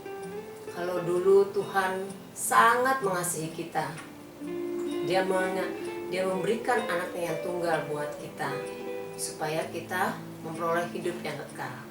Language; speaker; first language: Indonesian; native; Indonesian